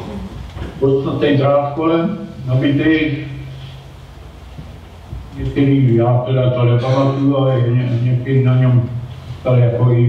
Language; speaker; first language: Czech; non-native, local second language; German